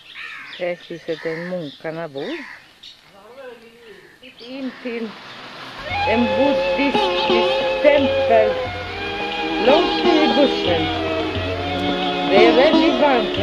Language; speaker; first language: Swedish; non-native, fluent; Spanish